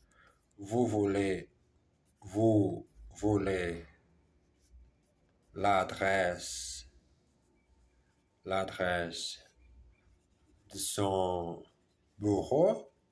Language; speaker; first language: French; non-native, learner; Portuguese